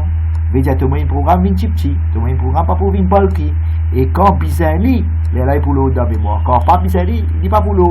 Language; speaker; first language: French; non-native, local second language; Morisyen